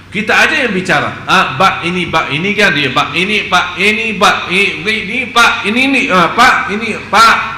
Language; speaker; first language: Indonesian; non-native, fluent; Arabic